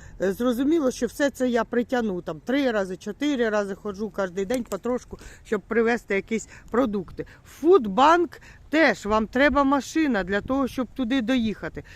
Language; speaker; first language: Ukrainian; native; Ukrainian